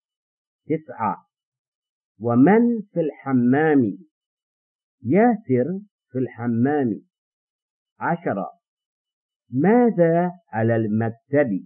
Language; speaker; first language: Arabic; non-native, fluent; English